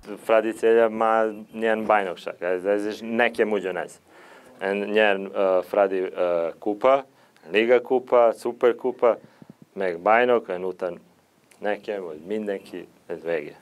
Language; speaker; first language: Hungarian; non-native, learner; Serbian